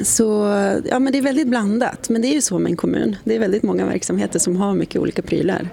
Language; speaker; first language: Swedish; native; Swedish